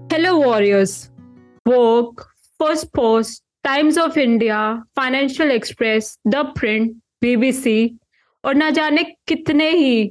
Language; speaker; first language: Hindi; native; Hindi